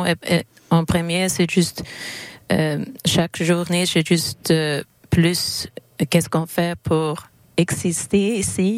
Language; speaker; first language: French; non-native, learner; Swedish